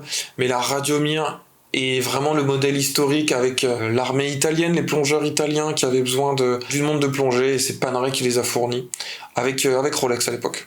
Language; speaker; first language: French; native; French